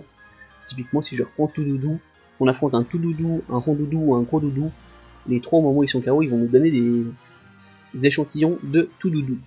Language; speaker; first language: French; native; French